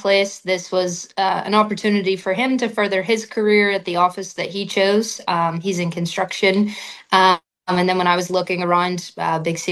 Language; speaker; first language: English; native; English